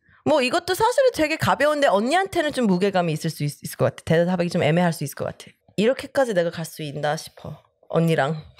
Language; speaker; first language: Korean; early bilingual, heritage; Korean